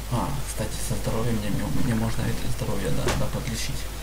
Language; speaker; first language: Russian; native; Russian